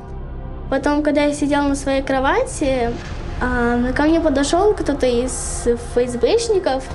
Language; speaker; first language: Russian; native; Russian